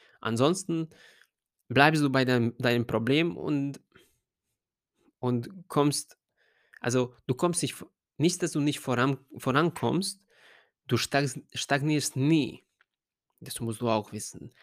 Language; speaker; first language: German; non-native, fluent; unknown